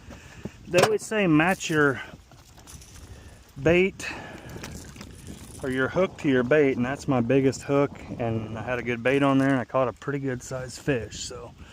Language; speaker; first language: English; native; English